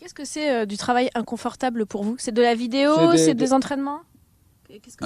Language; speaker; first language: French; native; French